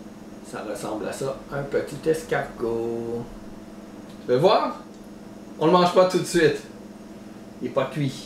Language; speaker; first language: French; native; French